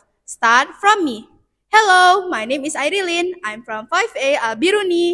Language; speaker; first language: English; non-native, learner; Indonesian